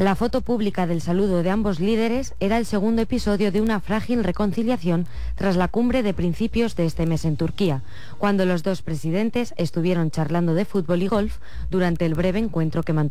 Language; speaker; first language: Spanish; native; Spanish